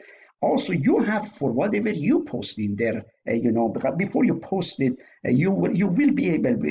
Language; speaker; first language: English; non-native, fluent; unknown